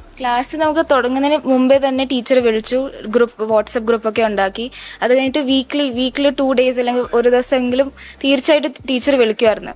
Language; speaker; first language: Malayalam; early bilingual, heritage; Malayalam